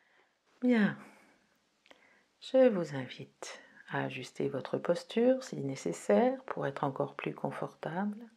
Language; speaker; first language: French; native; French